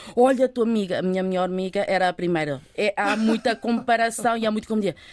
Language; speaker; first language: Portuguese; early bilingual, other home language; Chinese